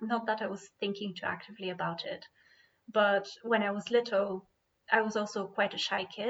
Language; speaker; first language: English; non-native, fluent; Bulgarian